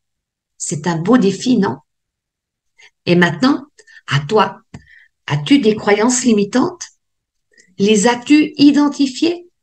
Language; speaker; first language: French; native; French